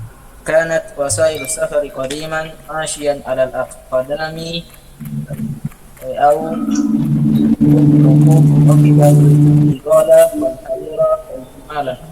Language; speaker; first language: Arabic; non-native, learner; Indonesian